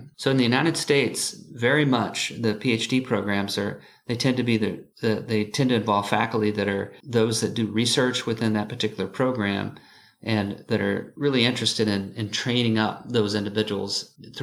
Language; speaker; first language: English; native; English